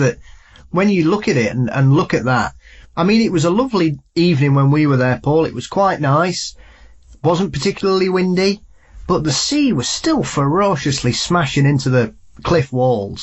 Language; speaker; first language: English; native; English